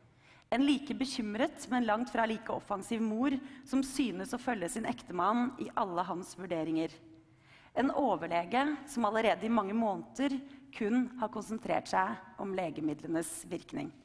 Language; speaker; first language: Norwegian; native; Norwegian